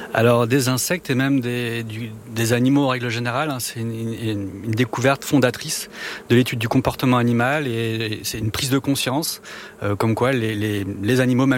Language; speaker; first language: French; native; French